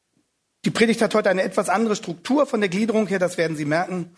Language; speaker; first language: German; native; German